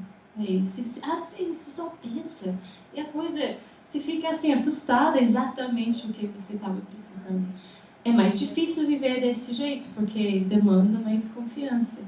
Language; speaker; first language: Portuguese; non-native, fluent; English